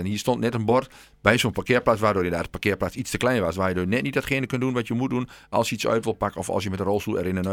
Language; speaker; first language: Dutch; native; Dutch